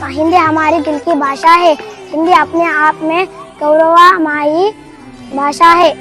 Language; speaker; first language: Hindi; non-native, local second language; Telugu